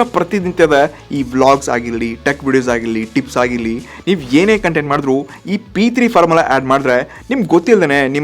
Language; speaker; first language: Kannada; native; Kannada